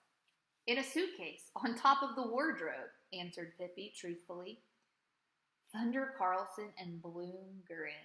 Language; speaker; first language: English; native; English